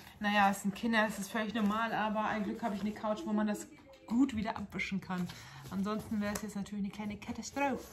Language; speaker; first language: German; early bilingual, other home language; Turkish